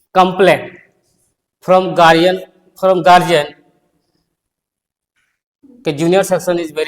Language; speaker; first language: English; non-native, learner; Hindi